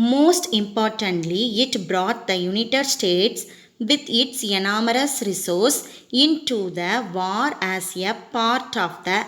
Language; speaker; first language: English; non-native, local second language; Tamil